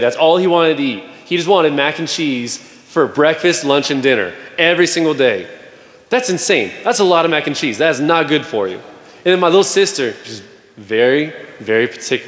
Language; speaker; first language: English; native; English